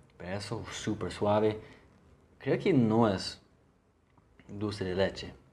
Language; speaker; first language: Spanish; non-native, learner; English